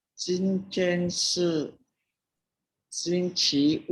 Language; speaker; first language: Chinese; non-native, learner; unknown